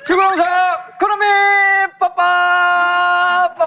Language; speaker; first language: Korean; native; Korean